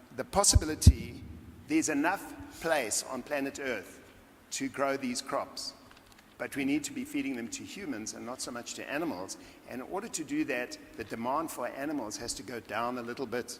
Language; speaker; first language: English; native; English